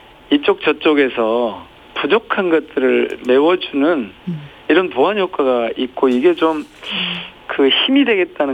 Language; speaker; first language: Korean; native; Korean